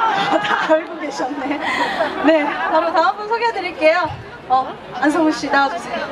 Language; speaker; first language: Korean; native; Korean